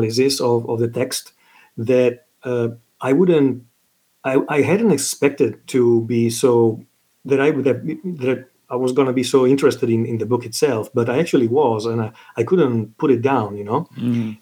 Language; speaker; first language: English; non-native, fluent; Italian